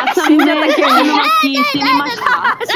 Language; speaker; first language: Japanese; non-native, fluent; English